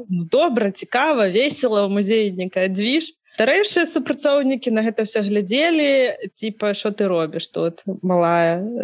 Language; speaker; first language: Belarusian; native; Belarusian